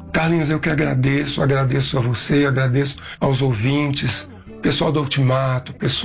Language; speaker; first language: Portuguese; native; Portuguese